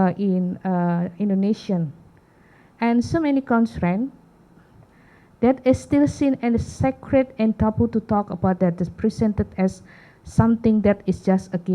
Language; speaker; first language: English; non-native, learner; Indonesian